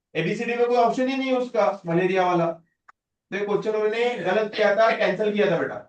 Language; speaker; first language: Hindi; non-native, local second language; Marathi